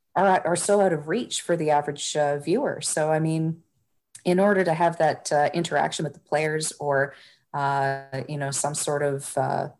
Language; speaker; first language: English; native; English